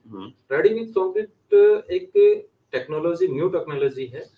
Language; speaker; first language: Hindi; native; Hindi